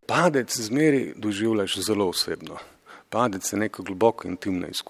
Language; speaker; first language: Slovenian; native; Slovenian